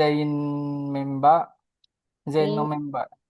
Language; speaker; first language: Japanese; non-native, learner; Indonesian